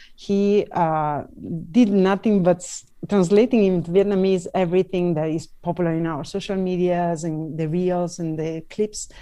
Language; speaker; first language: English; non-native, fluent; Italian